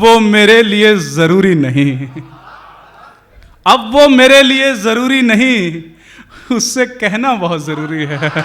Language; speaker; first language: Hindi; native; Hindi